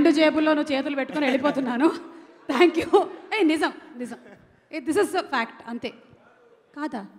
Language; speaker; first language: Telugu; native; Telugu